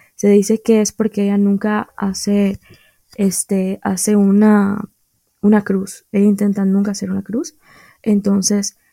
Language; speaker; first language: Spanish; native; Spanish